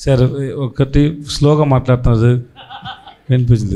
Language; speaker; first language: Telugu; non-native, learner; Tamil